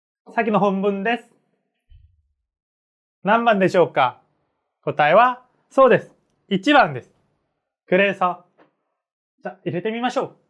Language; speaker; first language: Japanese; non-native, fluent; Korean